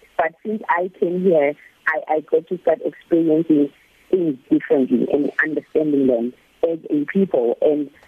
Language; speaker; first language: English; non-native, local second language; Zulu